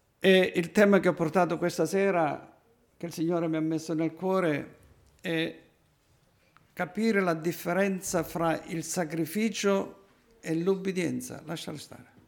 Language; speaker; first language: Italian; native; Italian